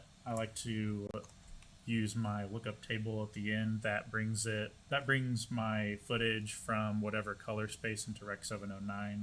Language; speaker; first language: English; native; English